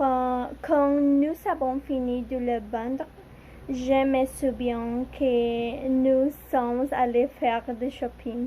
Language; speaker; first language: French; non-native, learner; Spanish